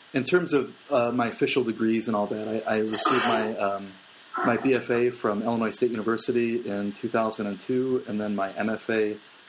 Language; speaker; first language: English; native; English